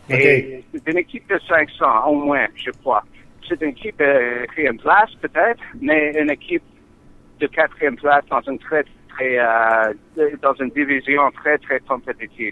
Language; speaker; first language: French; non-native, learner; English